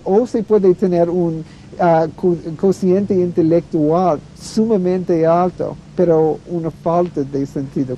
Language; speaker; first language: Spanish; non-native, fluent; English